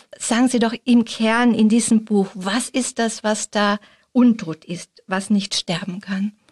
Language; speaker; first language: German; native; German